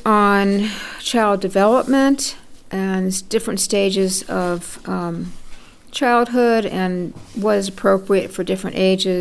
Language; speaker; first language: English; native; English